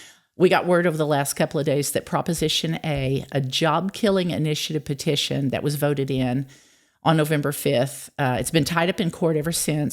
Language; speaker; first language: English; native; English